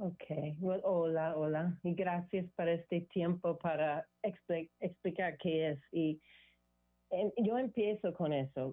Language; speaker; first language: Spanish; non-native, learner; English